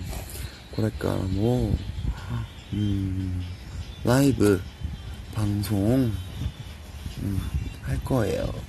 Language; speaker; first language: Japanese; non-native, learner; Korean